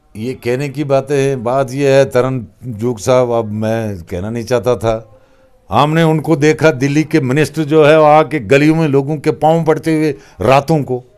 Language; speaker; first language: Hindi; non-native, local second language; Kashmiri